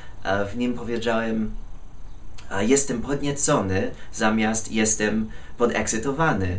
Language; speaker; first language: Polish; non-native, fluent; English